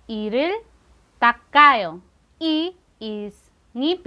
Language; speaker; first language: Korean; non-native, fluent; Filipino